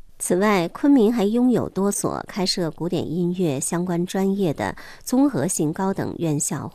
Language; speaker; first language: Chinese; native; Chinese